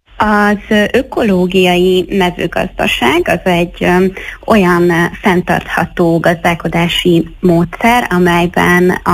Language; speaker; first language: Hungarian; native; Hungarian